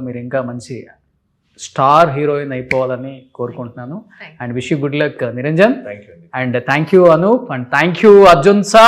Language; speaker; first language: Telugu; native; Telugu